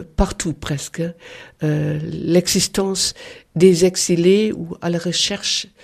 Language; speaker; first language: French; non-native, fluent; German